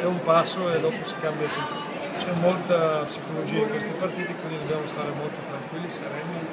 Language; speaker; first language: Italian; non-native, fluent; Bulgarian